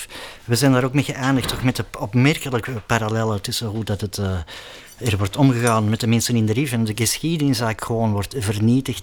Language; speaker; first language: Dutch; native; Dutch